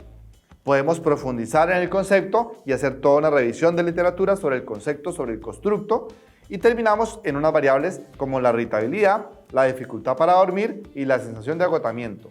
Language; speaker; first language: Spanish; native; Spanish